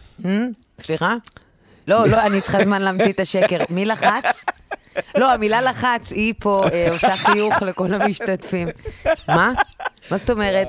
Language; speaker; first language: Hebrew; native; Hebrew